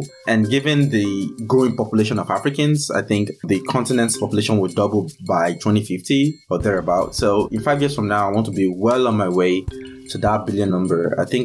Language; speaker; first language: English; non-native, local second language; Yoruba